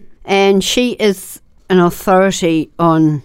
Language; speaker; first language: English; native; English